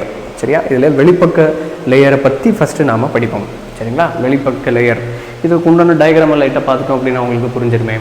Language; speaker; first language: Tamil; native; Tamil